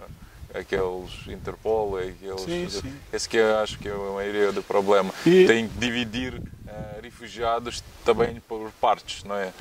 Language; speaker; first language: Portuguese; non-native, learner; Russian